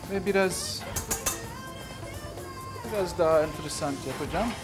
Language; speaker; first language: Turkish; non-native, learner; English